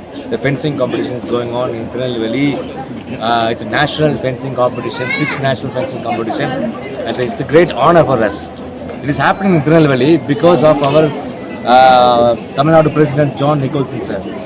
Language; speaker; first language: English; non-native, local second language; Tamil